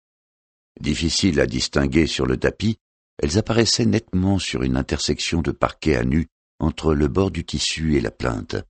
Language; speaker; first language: French; native; French